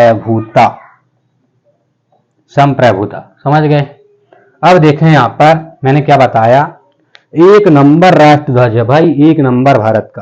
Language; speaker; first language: Hindi; native; Hindi